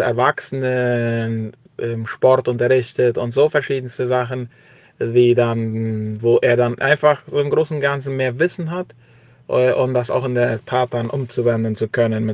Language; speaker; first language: German; early bilingual, heritage; German